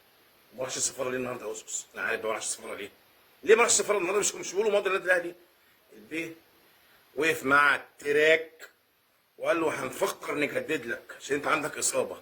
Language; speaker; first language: Arabic; native; Arabic